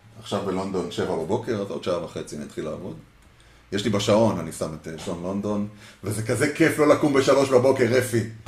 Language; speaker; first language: Hebrew; early bilingual, heritage; Hebrew